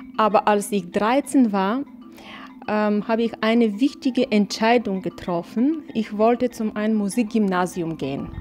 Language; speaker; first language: German; non-native, fluent; Bulgarian